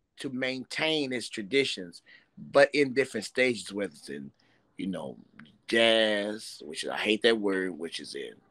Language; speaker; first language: English; native; English